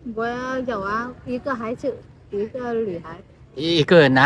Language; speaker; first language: Chinese; non-native, learner; Vietnamese